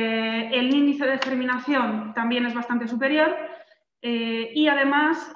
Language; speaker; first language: Spanish; native; Spanish